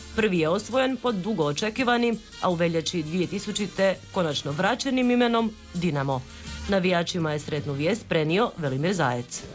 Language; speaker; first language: Croatian; native; Croatian